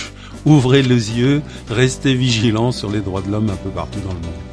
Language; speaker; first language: French; native; French